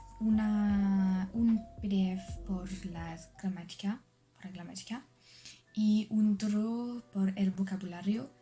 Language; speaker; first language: Spanish; non-native, learner; French